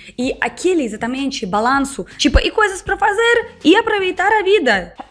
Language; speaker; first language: Portuguese; non-native, fluent; Russian